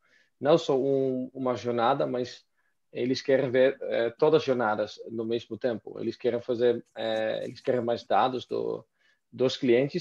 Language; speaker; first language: Portuguese; non-native, fluent; Dutch